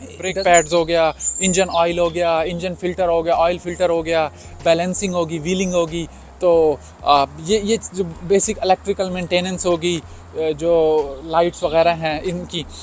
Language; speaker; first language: Urdu; non-native, local second language; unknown